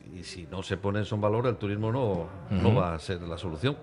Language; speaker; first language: Spanish; native; Spanish